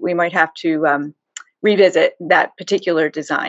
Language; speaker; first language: English; native; English